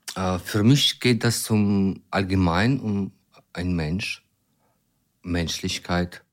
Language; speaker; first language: German; non-native, fluent; Ukrainian